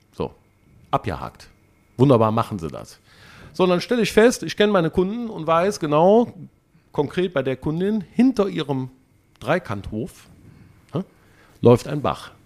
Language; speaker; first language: German; native; German